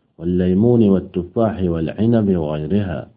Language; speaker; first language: Arabic; non-native, fluent; Uzbek